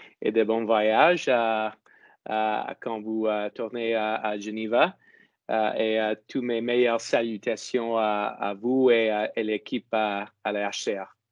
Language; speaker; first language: French; non-native, fluent; English